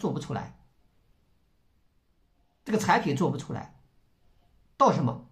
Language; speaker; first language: Chinese; native; Chinese